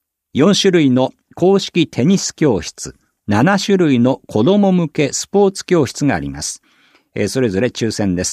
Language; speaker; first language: Japanese; native; Japanese